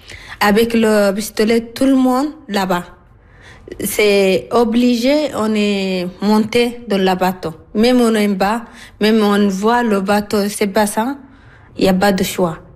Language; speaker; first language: French; non-native, learner; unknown